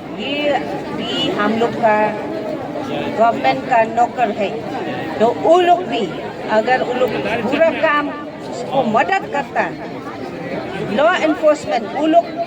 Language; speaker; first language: Hindi; non-native, local second language; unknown